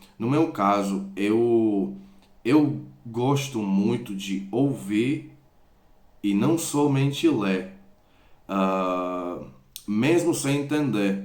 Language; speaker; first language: Portuguese; non-native, fluent; Croatian